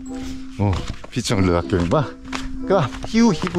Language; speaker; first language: Thai; non-native, learner; Korean